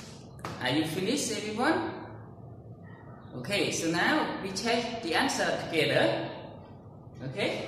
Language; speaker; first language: English; non-native, learner; Khmer